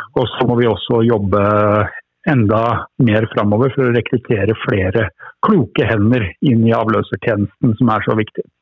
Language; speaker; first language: Norwegian; native; Norwegian